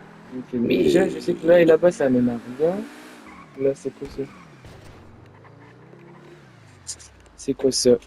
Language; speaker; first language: French; native; French